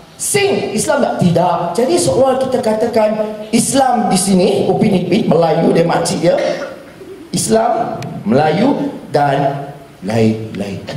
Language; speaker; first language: Malay; non-native, local second language; Chinese